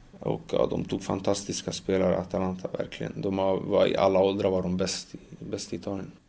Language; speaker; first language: Swedish; early bilingual, other home language; Macedonian